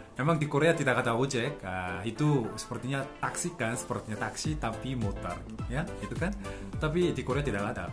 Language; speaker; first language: Indonesian; non-native, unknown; Korean